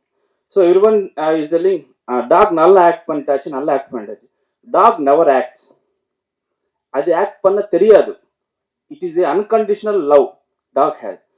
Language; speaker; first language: Tamil; non-native, learner; Telugu